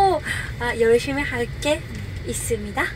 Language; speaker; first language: Korean; non-native, learner; Japanese